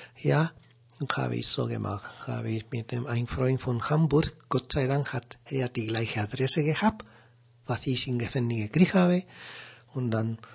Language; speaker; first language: German; non-native, learner; Spanish